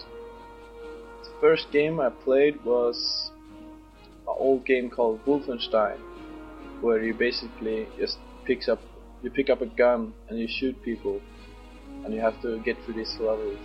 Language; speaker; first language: English; non-native, fluent; Swedish